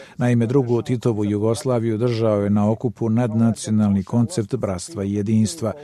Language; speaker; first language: Bosnian; native; Bosnian